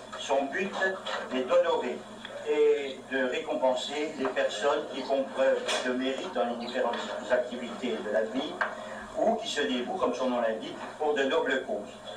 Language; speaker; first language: French; native; French